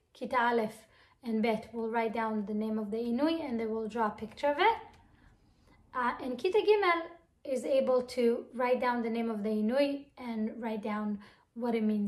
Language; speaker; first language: English; non-native, fluent; Hebrew